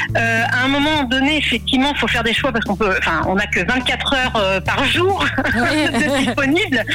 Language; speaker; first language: French; native; French